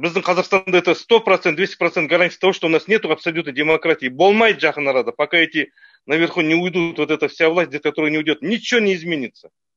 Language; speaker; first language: Russian; non-native, local second language; Kazakh